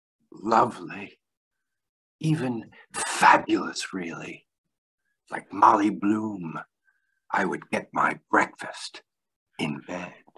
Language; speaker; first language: English; native; English